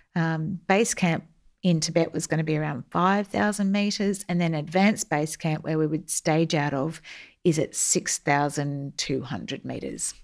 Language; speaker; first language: English; native; English